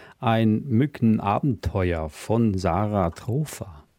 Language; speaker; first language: German; native; German